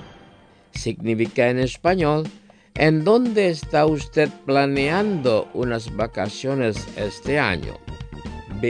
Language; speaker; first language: Spanish; non-native, fluent; Indonesian